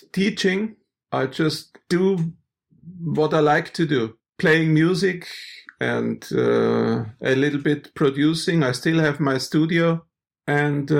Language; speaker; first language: English; non-native, fluent; German